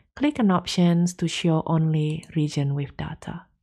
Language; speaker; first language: English; non-native, fluent; Indonesian